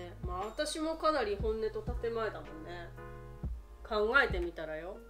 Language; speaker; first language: Japanese; native; Japanese